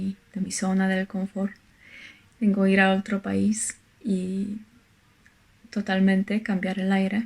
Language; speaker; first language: Spanish; non-native, fluent; Polish